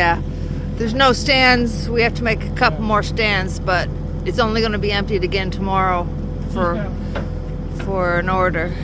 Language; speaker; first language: English; native; English